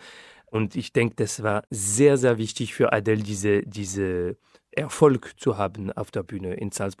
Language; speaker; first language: German; non-native, fluent; French